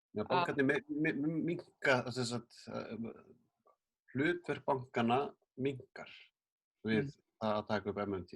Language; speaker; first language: Icelandic; native; Icelandic